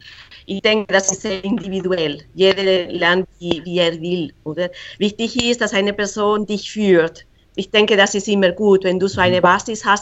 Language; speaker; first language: German; non-native, fluent; Spanish